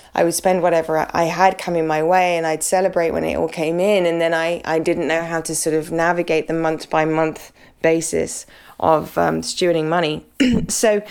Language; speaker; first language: English; native; English